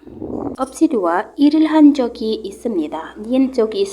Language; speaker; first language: Korean; non-native, fluent; Indonesian